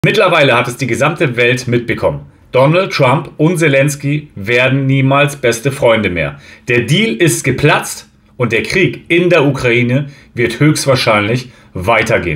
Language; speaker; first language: German; native; German